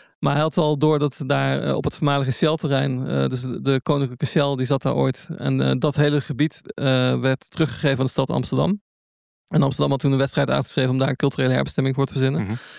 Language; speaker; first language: Dutch; native; Dutch